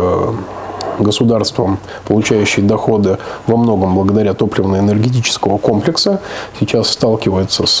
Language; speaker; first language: Russian; native; Russian